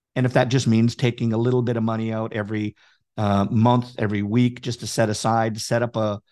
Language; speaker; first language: English; native; English